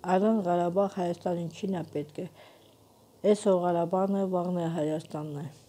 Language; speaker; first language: Armenian; native; Armenian